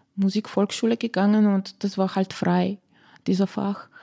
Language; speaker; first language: German; non-native, fluent; Slovenian